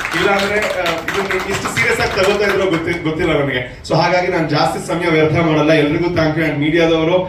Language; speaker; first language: Kannada; non-native, local second language; Tulu